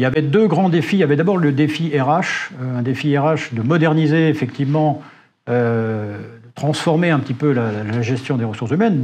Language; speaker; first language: French; native; French